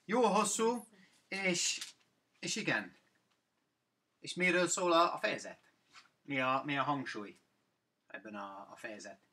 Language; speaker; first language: Hungarian; non-native, fluent; English